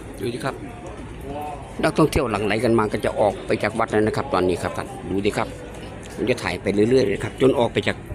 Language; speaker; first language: Thai; native; Thai